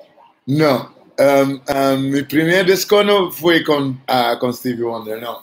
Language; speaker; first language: Spanish; non-native, fluent; Dutch